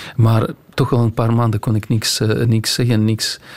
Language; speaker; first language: Dutch; non-native, fluent; Russian